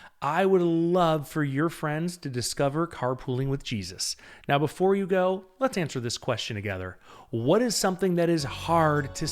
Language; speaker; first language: English; native; English